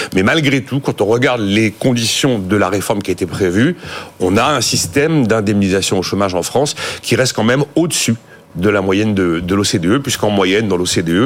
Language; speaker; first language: French; native; French